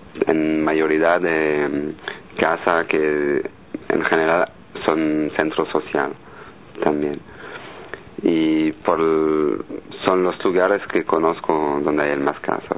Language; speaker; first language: Spanish; non-native, fluent; French